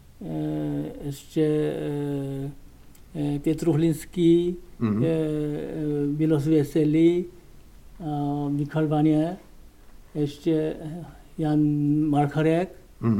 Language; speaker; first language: Czech; non-native, learner; Korean